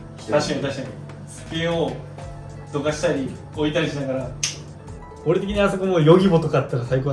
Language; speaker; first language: Japanese; native; Japanese